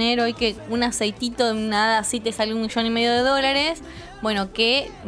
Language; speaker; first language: Spanish; native; Spanish